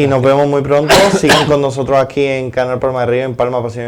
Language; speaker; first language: Spanish; native; Spanish